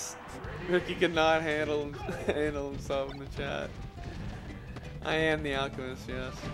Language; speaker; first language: English; native; English